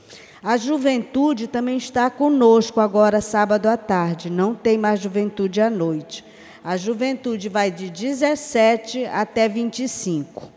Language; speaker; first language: Portuguese; native; Portuguese